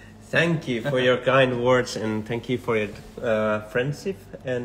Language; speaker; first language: English; non-native, fluent; Finnish